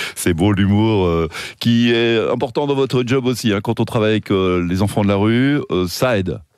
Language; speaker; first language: French; native; French